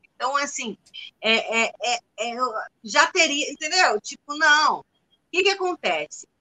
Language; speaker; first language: Portuguese; non-native, fluent; Spanish